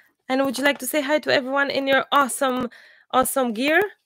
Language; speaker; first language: English; non-native, fluent; Polish